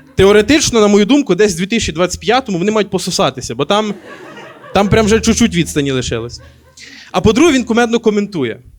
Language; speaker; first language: Ukrainian; native; Ukrainian